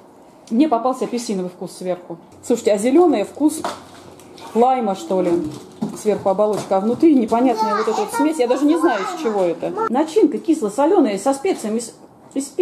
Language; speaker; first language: Russian; native; Russian